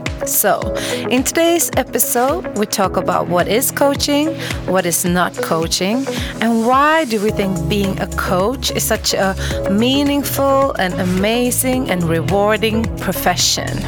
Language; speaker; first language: English; non-native, fluent; Swedish